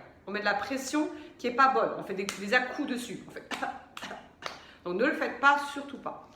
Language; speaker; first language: French; native; French